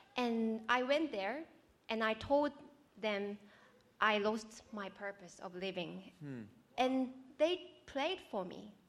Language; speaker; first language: English; non-native, fluent; Japanese